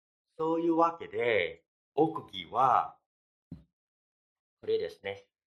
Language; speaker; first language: Japanese; non-native, fluent; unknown